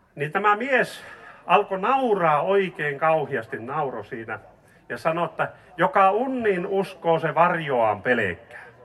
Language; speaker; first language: Finnish; native; Finnish